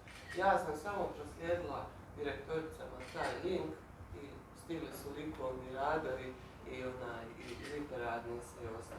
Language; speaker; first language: Bosnian; native; Bosnian